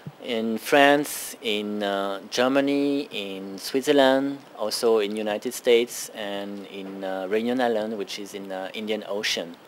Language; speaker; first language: English; non-native, fluent; French